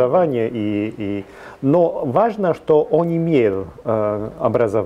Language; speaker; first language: Russian; non-native, fluent; Italian